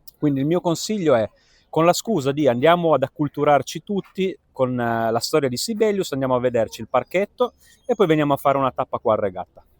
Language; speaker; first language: Italian; native; Italian